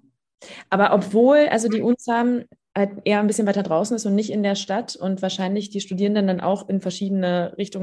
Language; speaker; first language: German; native; German